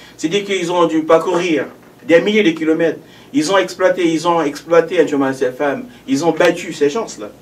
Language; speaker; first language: French; non-native, local second language; Haitian Creole